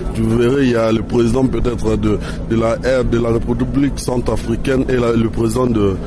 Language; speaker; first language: French; non-native, local second language; Lingala